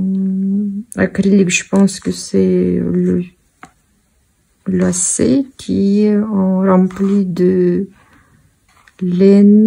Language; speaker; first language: French; non-native, fluent; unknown